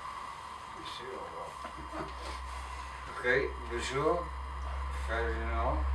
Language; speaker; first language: French; non-native, learner; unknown